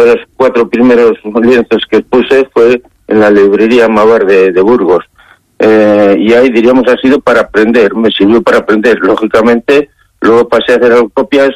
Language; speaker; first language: Spanish; native; Spanish